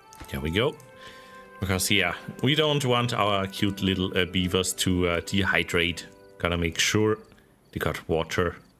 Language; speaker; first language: English; non-native, fluent; German